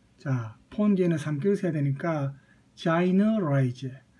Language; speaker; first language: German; non-native, fluent; Korean